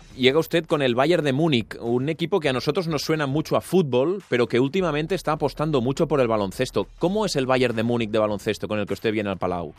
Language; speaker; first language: Spanish; non-native, local second language; Catalan